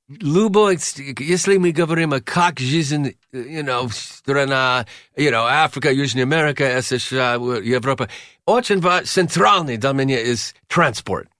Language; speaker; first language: Russian; non-native, learner; English